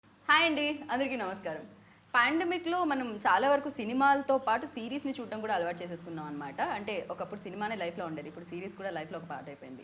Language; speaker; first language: Telugu; native; Telugu